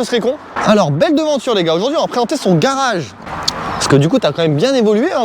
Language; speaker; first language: French; native; French